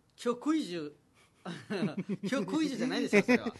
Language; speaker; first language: Japanese; non-native, fluent; Nepali